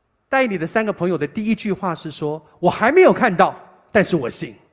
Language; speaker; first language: Chinese; native; Chinese